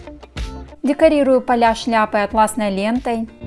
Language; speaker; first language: Russian; native; Russian